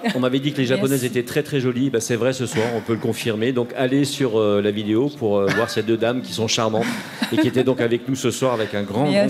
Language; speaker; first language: French; native; French